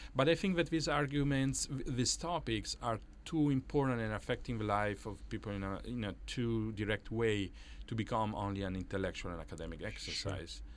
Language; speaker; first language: English; non-native, fluent; Italian